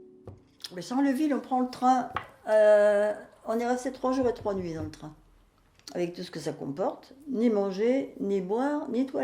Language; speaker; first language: French; native; French